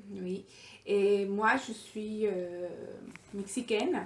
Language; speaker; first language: French; non-native, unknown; Spanish